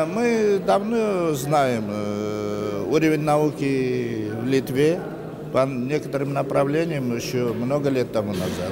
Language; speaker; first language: Russian; non-native, fluent; Armenian